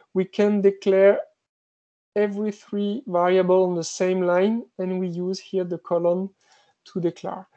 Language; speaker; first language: English; non-native, fluent; French